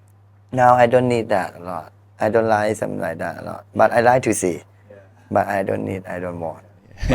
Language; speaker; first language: English; non-native, learner; Thai